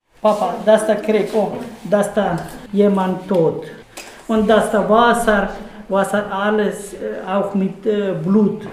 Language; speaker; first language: German; non-native, learner; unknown